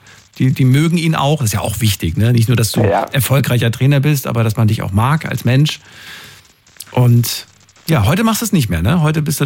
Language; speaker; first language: German; native; German